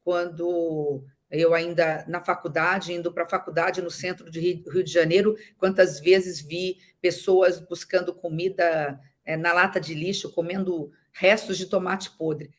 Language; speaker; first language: Portuguese; native; Portuguese